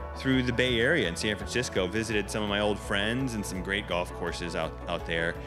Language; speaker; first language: English; native; English